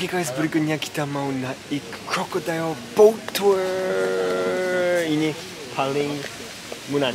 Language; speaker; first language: Indonesian; non-native, fluent; Japanese